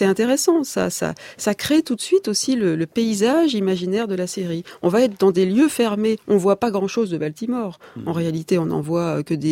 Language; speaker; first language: French; native; French